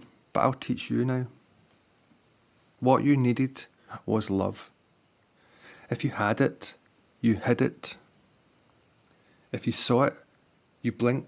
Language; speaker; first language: English; native; English